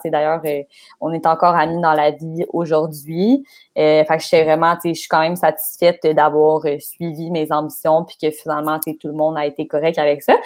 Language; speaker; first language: French; native; French